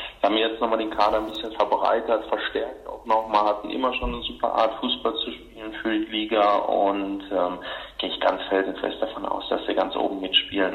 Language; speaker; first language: German; native; German